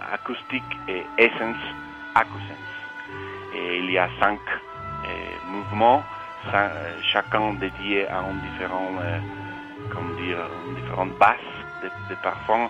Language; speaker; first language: French; non-native, fluent; Spanish